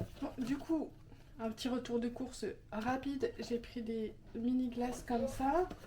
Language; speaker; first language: French; native; French